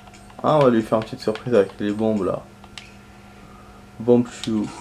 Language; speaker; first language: French; native; French